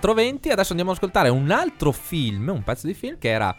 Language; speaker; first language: Italian; native; Italian